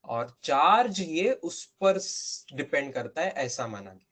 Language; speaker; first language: Hindi; non-native, local second language; Marathi